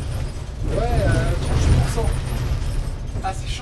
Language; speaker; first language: French; native; French